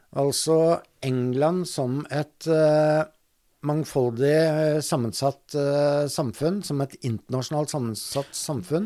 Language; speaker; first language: Norwegian; native; Norwegian